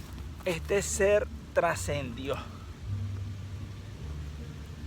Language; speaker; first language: Spanish; native; Spanish